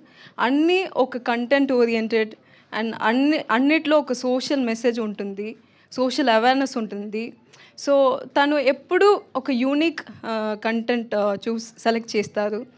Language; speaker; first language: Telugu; non-native, learner; Tamil